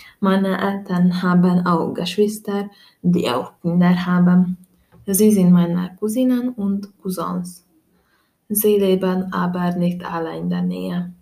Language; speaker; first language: German; non-native, learner; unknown